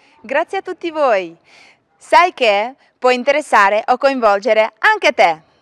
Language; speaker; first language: Italian; native; Italian